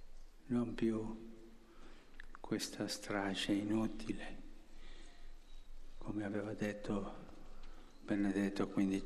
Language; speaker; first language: Italian; non-native, fluent; Spanish